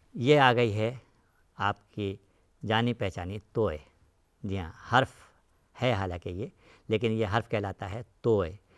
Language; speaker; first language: Hindi; native; Hindi